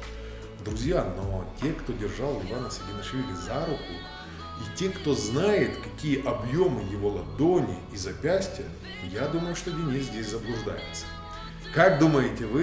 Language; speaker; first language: Russian; native; Russian